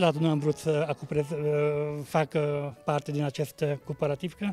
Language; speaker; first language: Romanian; non-native, local second language; Hungarian